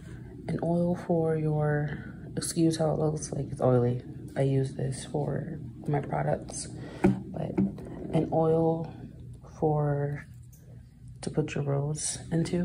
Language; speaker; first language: English; native; English